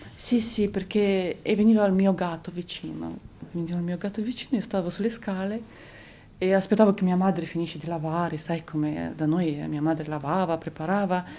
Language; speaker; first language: Italian; non-native, fluent; Romanian